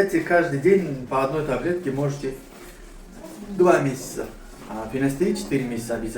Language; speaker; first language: Russian; non-native, learner; Tajik